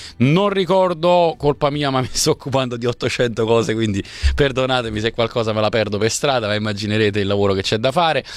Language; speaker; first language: Italian; native; Italian